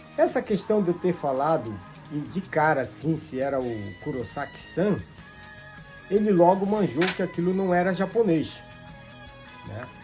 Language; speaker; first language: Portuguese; native; Portuguese